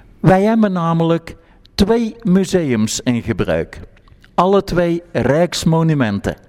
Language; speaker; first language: Dutch; native; Dutch